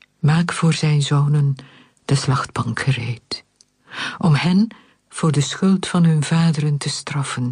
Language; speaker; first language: Dutch; native; Dutch